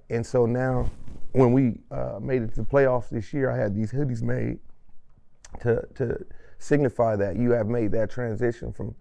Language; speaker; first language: English; native; English